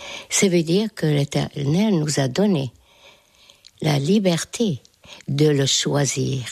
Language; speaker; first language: French; non-native, fluent; Hungarian